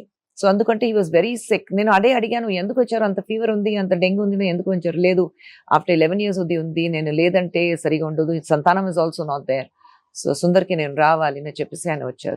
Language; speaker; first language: Telugu; non-native, local second language; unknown